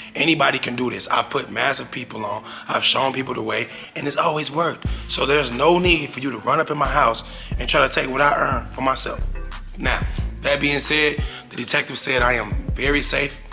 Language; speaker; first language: English; native; English